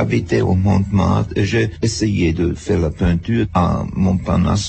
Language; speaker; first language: French; non-native, fluent; German